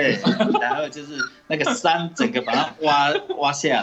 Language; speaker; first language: Chinese; native; Chinese